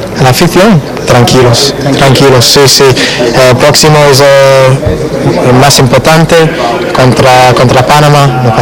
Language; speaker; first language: Spanish; non-native, learner; English